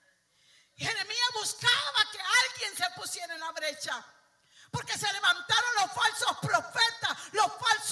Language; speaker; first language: Spanish; native; Spanish